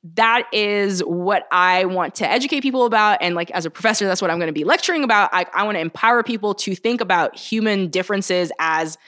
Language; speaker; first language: English; early bilingual, other home language; Bulgarian